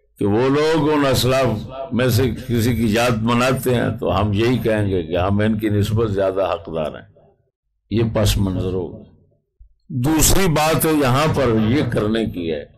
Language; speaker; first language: Urdu; non-native, local second language; Punjabi